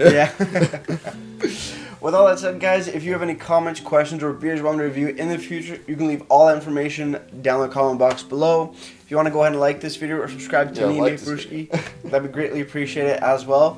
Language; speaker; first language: English; native; English